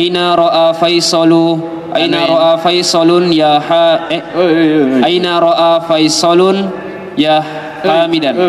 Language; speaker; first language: Arabic; non-native, learner; Indonesian